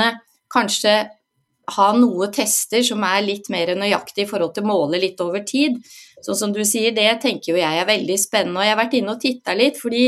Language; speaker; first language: Norwegian; native; Norwegian